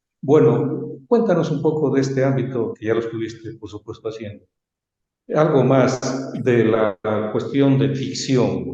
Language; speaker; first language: Spanish; native; Spanish